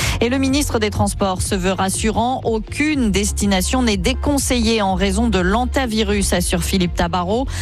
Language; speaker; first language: French; native; French